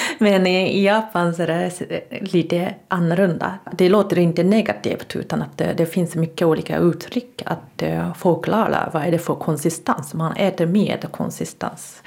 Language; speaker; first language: Swedish; non-native, fluent; Japanese